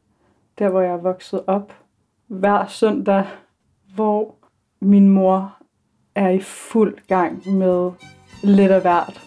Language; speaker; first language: Danish; early bilingual, other home language; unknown